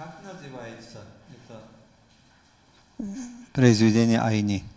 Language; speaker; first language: Russian; non-native, local second language; Tajik